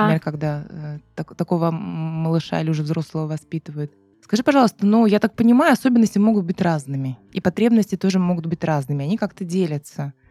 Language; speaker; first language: Russian; native; Russian